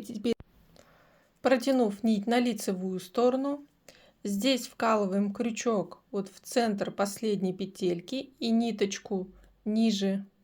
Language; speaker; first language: Russian; native; Russian